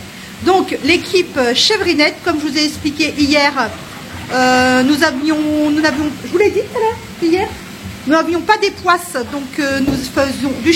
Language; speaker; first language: French; native; French